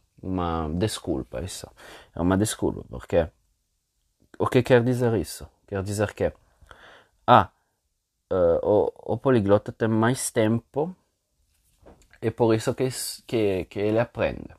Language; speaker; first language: Portuguese; non-native, fluent; Italian